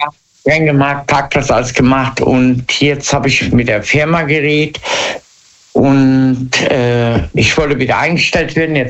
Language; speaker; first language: German; native; German